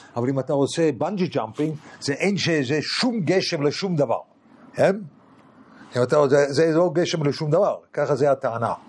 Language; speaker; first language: Hebrew; non-native, fluent; English